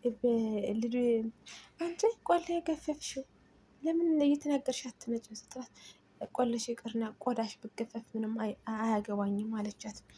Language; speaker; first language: Amharic; native; Amharic